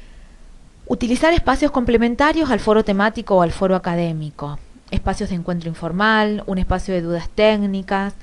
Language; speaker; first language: Spanish; native; Spanish